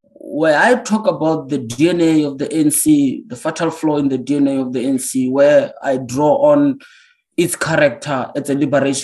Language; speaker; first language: English; non-native, local second language; Northern Sotho